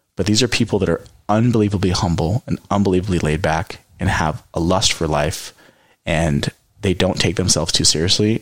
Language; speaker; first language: English; native; English